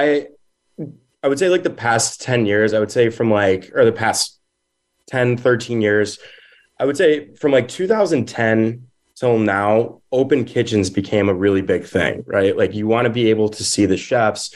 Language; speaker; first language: English; native; English